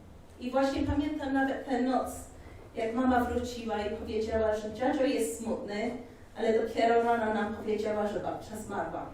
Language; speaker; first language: Polish; early bilingual, heritage; Polish